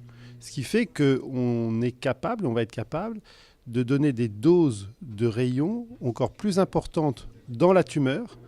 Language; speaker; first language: French; native; French